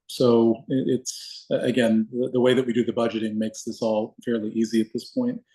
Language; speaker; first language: English; native; English